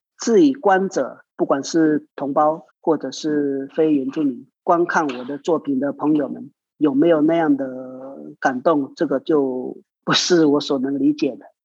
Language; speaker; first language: Chinese; non-native, local second language; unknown